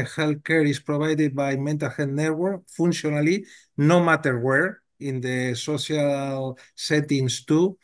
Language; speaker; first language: English; non-native, learner; Spanish